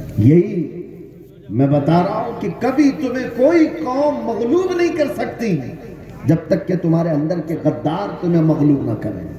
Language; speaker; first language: Urdu; native; Urdu